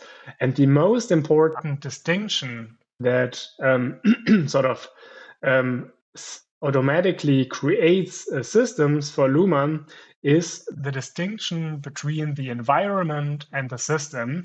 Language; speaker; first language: English; non-native, fluent; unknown